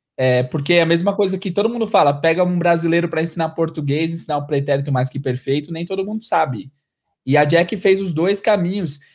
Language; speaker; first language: Portuguese; native; Portuguese